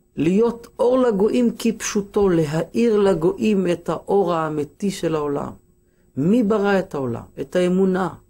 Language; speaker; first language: Hebrew; native; Hebrew